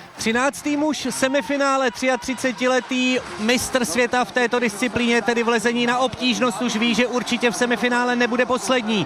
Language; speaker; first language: Czech; native; Czech